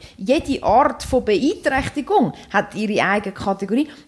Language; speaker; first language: German; native; German